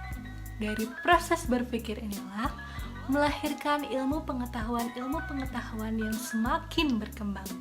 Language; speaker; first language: Indonesian; native; Indonesian